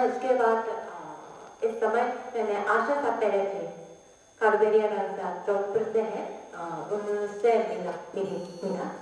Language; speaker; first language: Hindi; non-native, learner; Japanese